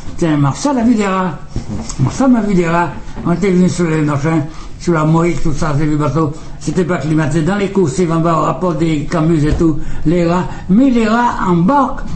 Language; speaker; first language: French; native; French